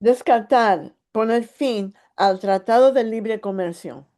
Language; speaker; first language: Spanish; early bilingual, heritage; English